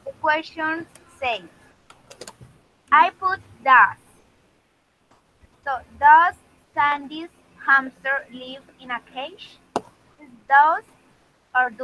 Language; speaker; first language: English; non-native, learner; Spanish